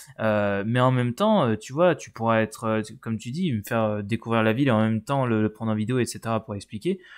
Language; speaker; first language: French; native; French